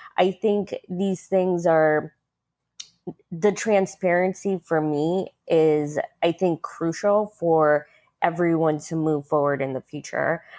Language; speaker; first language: English; early bilingual, other home language; Russian